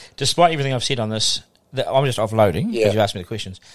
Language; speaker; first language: English; native; English